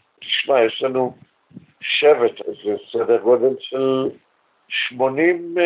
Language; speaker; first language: Hebrew; native; Hebrew